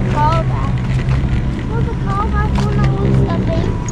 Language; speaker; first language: English; non-native, local second language; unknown